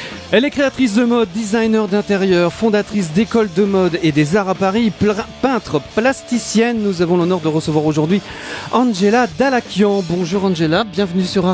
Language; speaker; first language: French; native; French